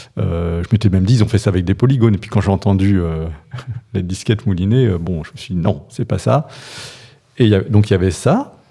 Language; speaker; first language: French; non-native, fluent; English